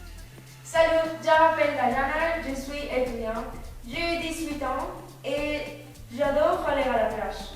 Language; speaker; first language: French; non-native, learner; Spanish